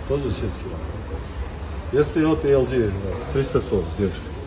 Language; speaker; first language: Russian; non-native, local second language; Uzbek